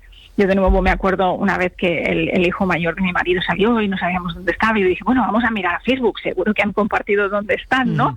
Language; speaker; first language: Spanish; native; Spanish